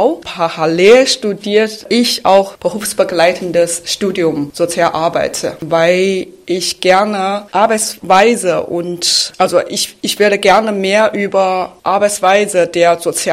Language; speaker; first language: German; non-native, fluent; Chinese